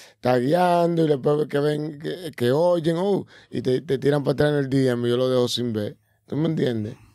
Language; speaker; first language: Spanish; early bilingual, heritage; Spanish